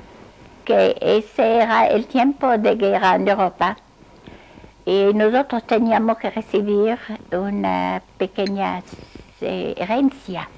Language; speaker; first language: Spanish; non-native, fluent; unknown